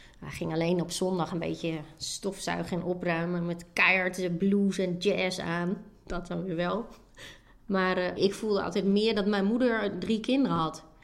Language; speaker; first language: Dutch; native; Dutch